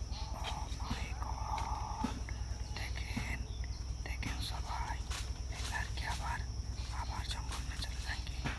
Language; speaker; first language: Hindi; non-native, learner; Bangla